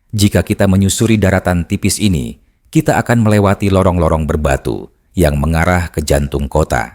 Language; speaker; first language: Indonesian; native; Indonesian